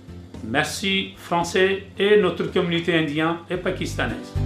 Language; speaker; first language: French; non-native, learner; Urdu